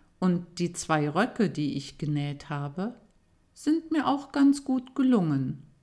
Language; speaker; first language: German; native; German